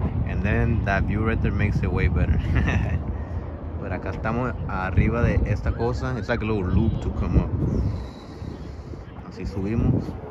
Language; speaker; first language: English; early bilingual, other home language; Spanish